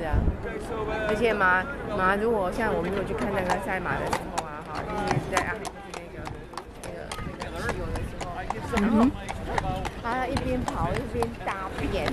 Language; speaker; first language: Chinese; native; Chinese